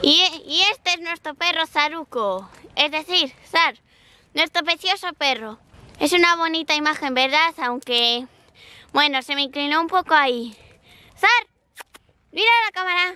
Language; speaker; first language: Spanish; native; Spanish